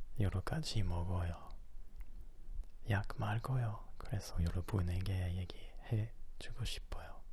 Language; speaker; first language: Korean; non-native, learner; French